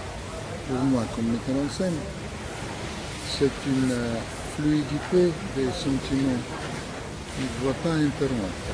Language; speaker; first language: French; non-native, fluent; Russian